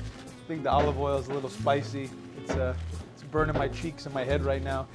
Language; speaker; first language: English; native; English